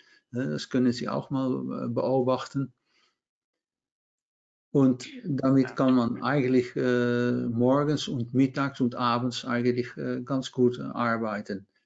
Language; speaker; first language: German; non-native, learner; Dutch